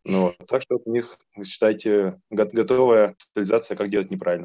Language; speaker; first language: Russian; native; Russian